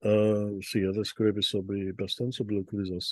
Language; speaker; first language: Portuguese; non-native, fluent; English